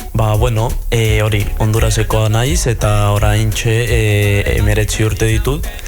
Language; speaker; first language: Basque; non-native, fluent; Spanish